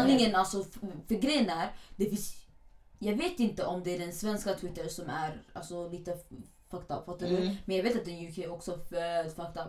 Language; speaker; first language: Swedish; early bilingual, other home language; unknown